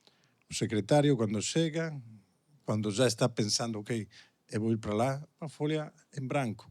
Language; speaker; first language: Portuguese; non-native, fluent; Spanish